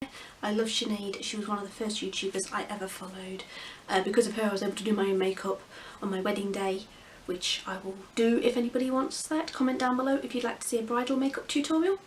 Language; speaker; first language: English; native; English